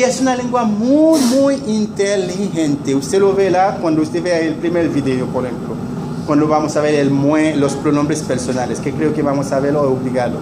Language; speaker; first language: Spanish; non-native, fluent; Haitian Creole